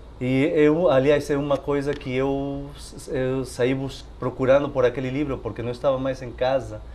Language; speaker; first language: Portuguese; non-native, fluent; Spanish